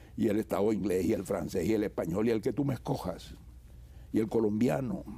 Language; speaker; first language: Spanish; native; Spanish